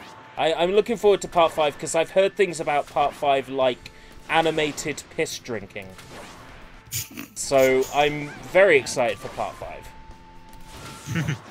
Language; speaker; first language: English; native; English